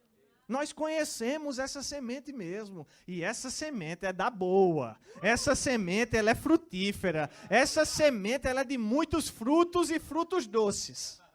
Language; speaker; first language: Portuguese; native; Portuguese